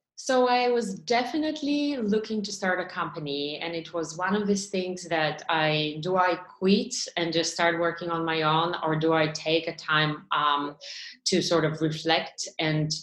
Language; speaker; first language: English; non-native, fluent; Bulgarian